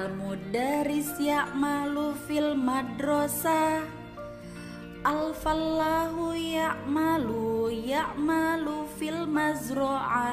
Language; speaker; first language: Arabic; non-native, fluent; Indonesian